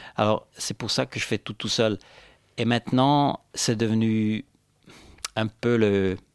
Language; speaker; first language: French; non-native, local second language; Italian